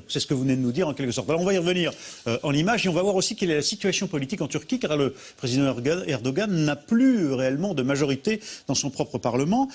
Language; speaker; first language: French; native; French